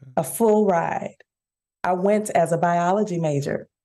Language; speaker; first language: English; native; English